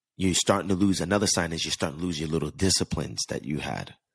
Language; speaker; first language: English; native; English